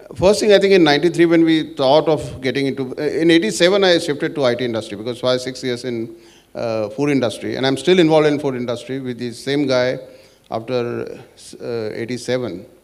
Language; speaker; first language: English; non-native, local second language; Marathi